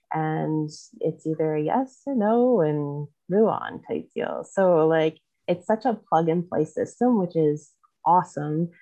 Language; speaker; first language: English; native; English